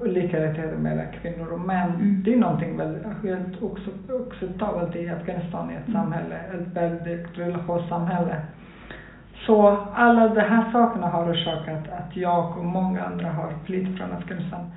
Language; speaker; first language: Swedish; non-native, fluent; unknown